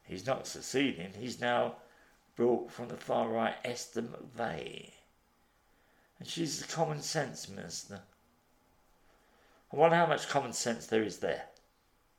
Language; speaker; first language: English; native; English